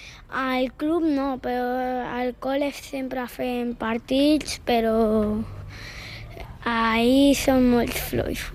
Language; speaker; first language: Catalan; non-native, local second language; Spanish